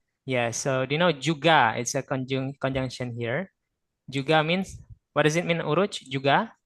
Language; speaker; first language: English; non-native, fluent; Indonesian